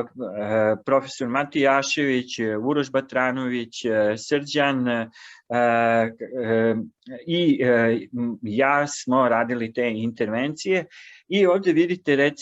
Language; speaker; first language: Serbian; native; Serbian